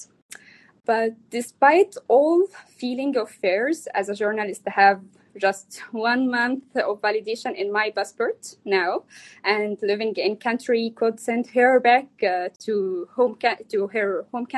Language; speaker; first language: English; non-native, learner; Arabic